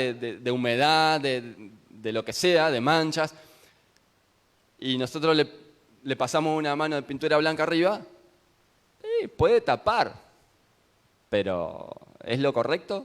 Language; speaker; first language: Spanish; native; Spanish